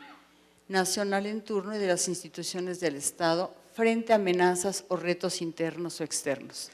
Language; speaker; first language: Spanish; native; Spanish